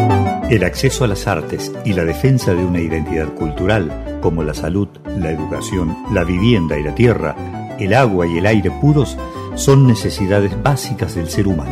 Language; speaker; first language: Spanish; native; Spanish